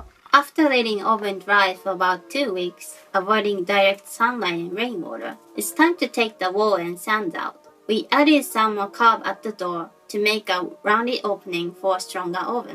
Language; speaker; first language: English; non-native, fluent; Japanese